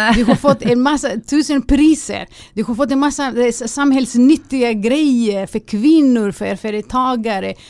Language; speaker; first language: Swedish; non-native, fluent; Greek